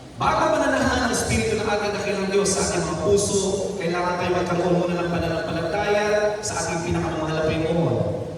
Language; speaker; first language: Filipino; non-native, local second language; Iloko